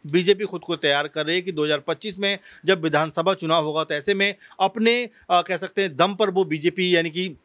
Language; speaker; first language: Hindi; native; Hindi